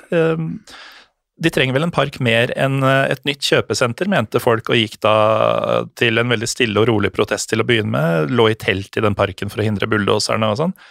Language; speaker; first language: Norwegian; native; Norwegian